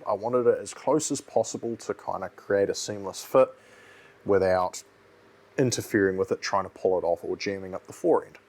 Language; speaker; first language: English; native; English